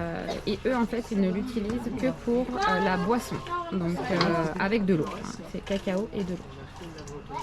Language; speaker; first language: French; native; French